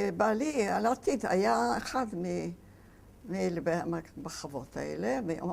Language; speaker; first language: Hebrew; non-native, fluent; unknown